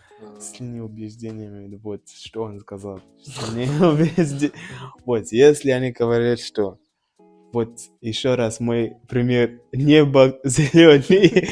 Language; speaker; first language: Russian; non-native, learner; Nyanja